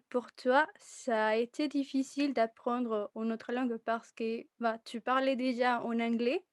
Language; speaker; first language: French; non-native, fluent; Spanish